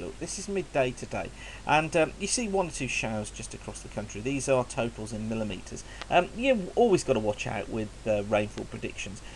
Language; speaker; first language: English; native; English